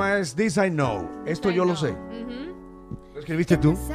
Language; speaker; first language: Spanish; native; Spanish